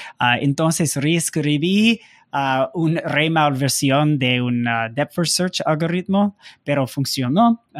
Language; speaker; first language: Spanish; non-native, learner; English